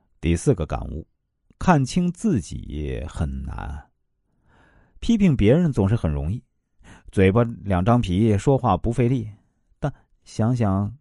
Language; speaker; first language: Chinese; native; Chinese